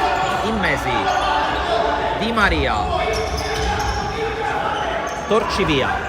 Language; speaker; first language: Italian; native; Italian